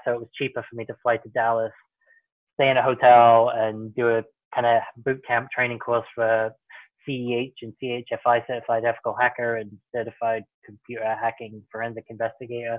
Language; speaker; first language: English; native; English